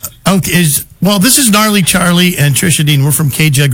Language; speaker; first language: English; native; English